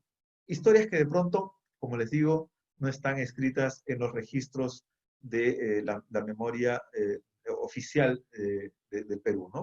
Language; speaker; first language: Spanish; native; Spanish